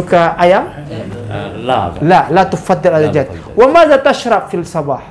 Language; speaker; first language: Arabic; non-native, fluent; Indonesian